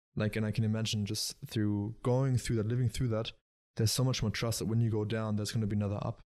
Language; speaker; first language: English; early bilingual, other home language; German